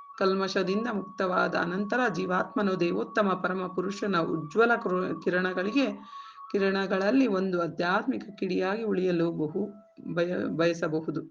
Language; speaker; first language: Kannada; native; Kannada